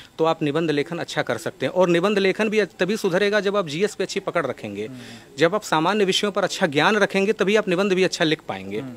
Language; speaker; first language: Hindi; native; Hindi